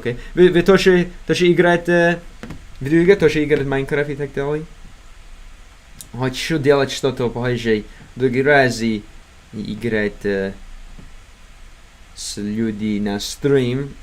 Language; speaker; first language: Russian; non-native, learner; English